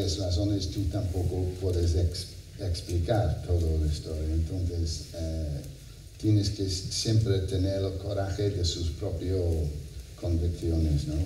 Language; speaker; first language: Spanish; non-native, fluent; English